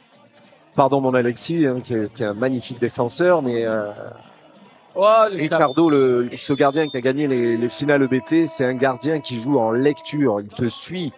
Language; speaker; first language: French; native; French